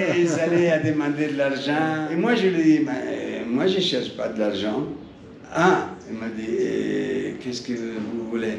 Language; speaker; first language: French; non-native, fluent; Italian